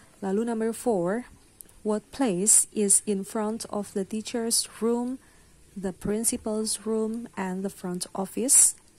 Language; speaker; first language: English; non-native, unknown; Indonesian